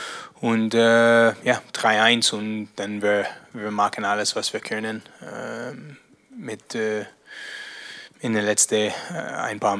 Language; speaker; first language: German; non-native, learner; English